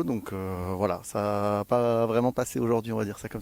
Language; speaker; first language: French; native; French